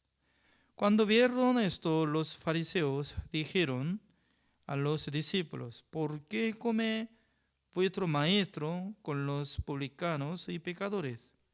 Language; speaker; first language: Spanish; non-native, fluent; Korean